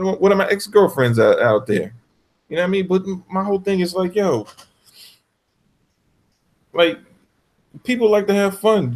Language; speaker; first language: English; native; English